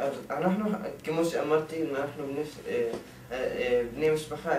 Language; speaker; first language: Hebrew; non-native, local second language; Arabic